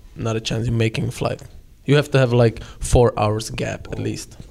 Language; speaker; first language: English; non-native, fluent; Czech